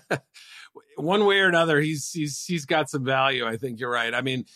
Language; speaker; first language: English; native; English